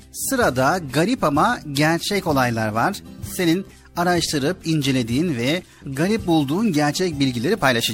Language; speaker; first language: Turkish; native; Turkish